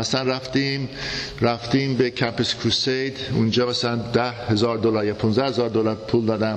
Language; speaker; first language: Persian; non-native, fluent; English